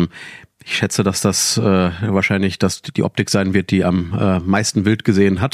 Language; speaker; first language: German; native; German